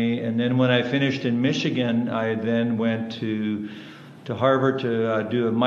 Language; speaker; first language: English; early bilingual, other home language; German